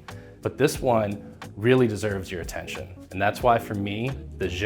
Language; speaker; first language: English; native; English